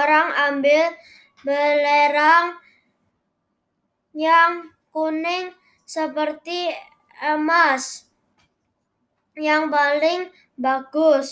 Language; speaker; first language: Indonesian; non-native, learner; English